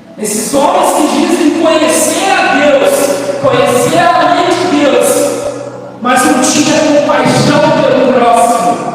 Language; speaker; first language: Portuguese; native; Portuguese